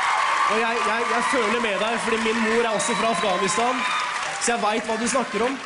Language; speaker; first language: Norwegian; early bilingual, other home language; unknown